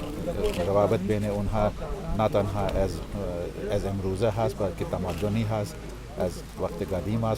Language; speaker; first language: Persian; non-native, fluent; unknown